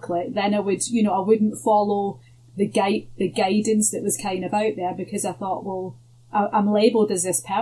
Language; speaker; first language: English; native; English